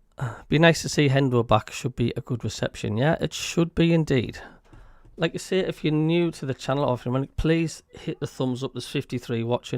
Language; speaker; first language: English; native; English